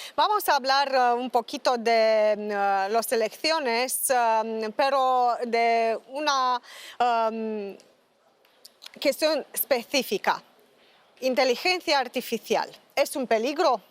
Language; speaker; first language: Spanish; non-native, fluent; Romanian